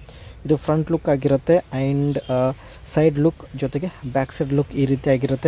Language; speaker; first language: Kannada; native; Kannada